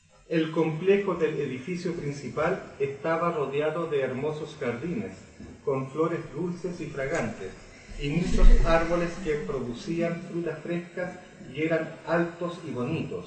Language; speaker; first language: Spanish; native; Spanish